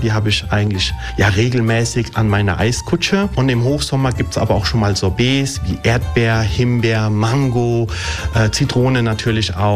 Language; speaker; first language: German; early bilingual, other home language; Italian